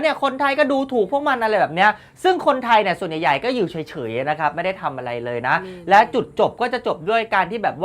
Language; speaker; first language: Thai; native; Thai